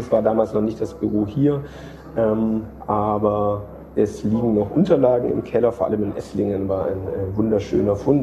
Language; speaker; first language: German; native; German